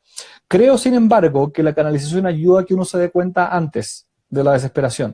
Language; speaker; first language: Spanish; native; Spanish